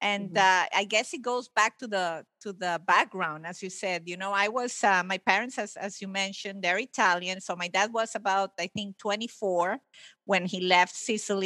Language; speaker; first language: English; non-native, fluent; Italian